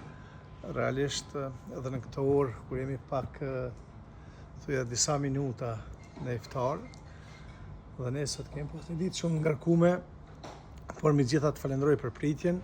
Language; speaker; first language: Albanian; native; Albanian